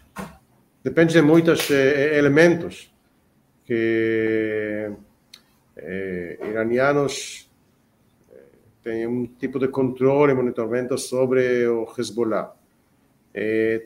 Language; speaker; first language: Portuguese; non-native, fluent; Hebrew